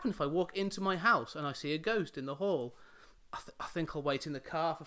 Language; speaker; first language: English; native; English